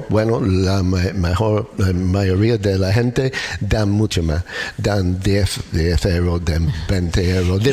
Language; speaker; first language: Spanish; non-native, learner; English